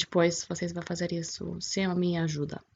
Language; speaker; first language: Portuguese; non-native, fluent; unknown